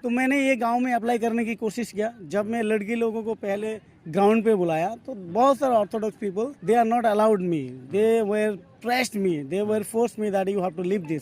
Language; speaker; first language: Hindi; non-native, local second language; Bangla